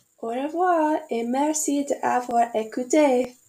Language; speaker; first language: French; non-native, learner; English